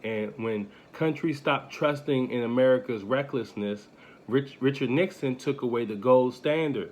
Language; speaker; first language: English; native; English